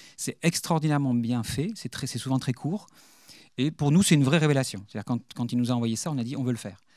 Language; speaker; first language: French; native; French